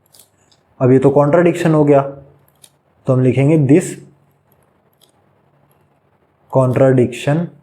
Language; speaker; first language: Hindi; native; Hindi